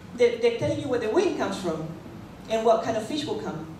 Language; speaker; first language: English; non-native, fluent; Spanish